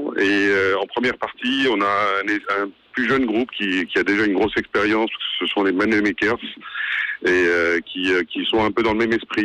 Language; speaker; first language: French; native; French